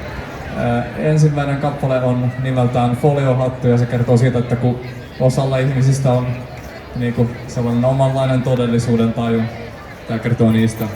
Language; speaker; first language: Finnish; native; Finnish